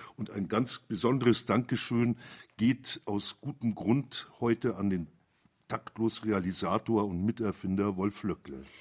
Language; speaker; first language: German; native; German